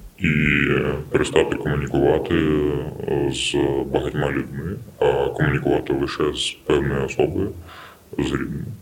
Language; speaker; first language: Ukrainian; non-native, local second language; Russian